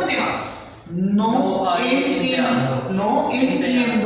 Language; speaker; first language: Spanish; non-native, learner; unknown